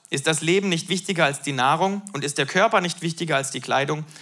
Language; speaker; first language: German; native; German